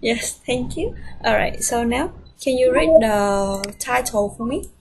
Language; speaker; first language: English; non-native, fluent; Vietnamese